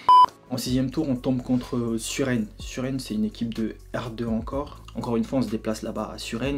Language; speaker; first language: French; native; French